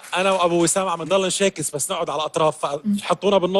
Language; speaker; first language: Arabic; native; Arabic